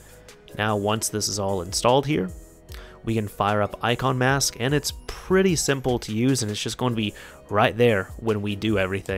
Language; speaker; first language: English; native; English